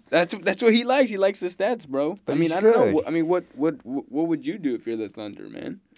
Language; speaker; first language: English; native; English